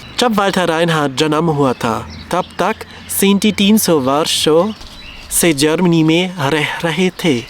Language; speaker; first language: Hindi; non-native, learner; German